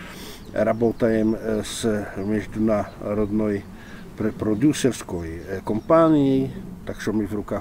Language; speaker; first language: Russian; non-native, fluent; Czech